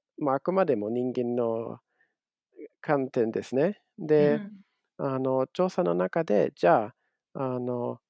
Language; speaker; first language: Japanese; non-native, fluent; German